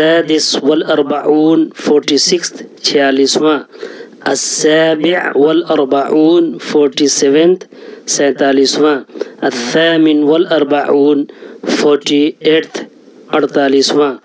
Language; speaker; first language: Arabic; non-native, fluent; Urdu